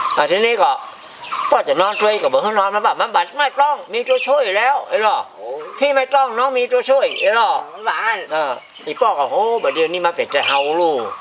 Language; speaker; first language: Thai; native; Thai